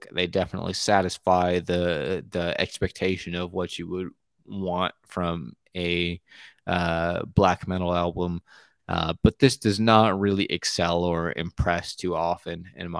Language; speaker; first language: English; native; English